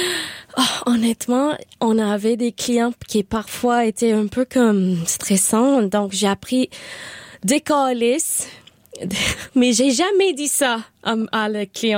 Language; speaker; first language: French; non-native, learner; English